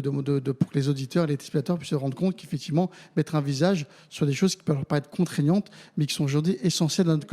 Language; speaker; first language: French; native; French